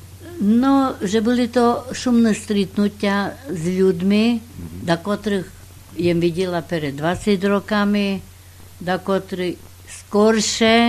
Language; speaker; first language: Slovak; non-native, local second language; Rusyn